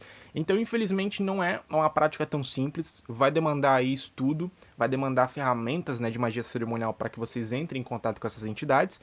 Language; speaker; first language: Portuguese; native; Portuguese